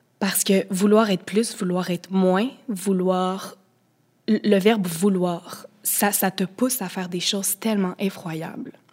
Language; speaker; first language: French; native; French